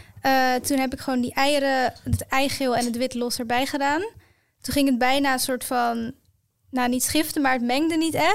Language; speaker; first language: Dutch; native; Dutch